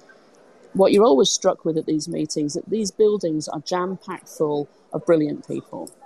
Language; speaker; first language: English; native; English